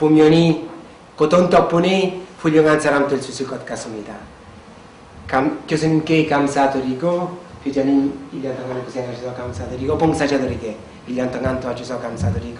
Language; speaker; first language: Korean; non-native, learner; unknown